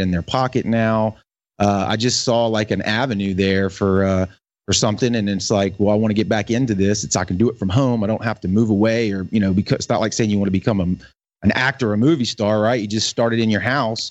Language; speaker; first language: English; native; English